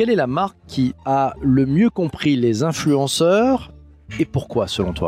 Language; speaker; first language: French; native; French